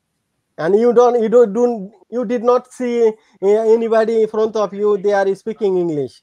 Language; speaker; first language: English; non-native, learner; Bangla